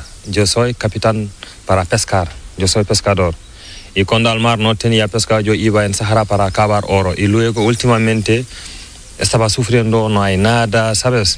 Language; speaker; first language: Spanish; non-native, learner; Fula